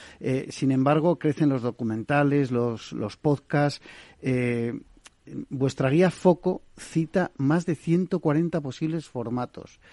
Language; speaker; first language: Spanish; native; Spanish